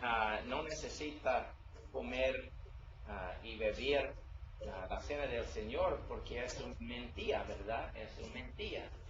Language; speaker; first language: Spanish; non-native, learner; English